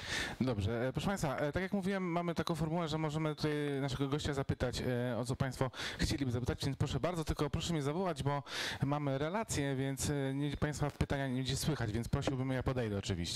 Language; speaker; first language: Polish; native; Polish